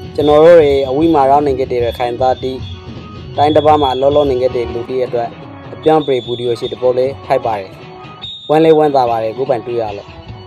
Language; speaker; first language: Burmese; native; Burmese